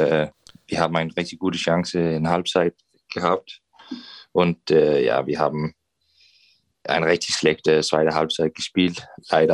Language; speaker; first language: German; non-native, fluent; Danish